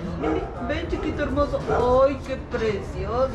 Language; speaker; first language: Spanish; native; Spanish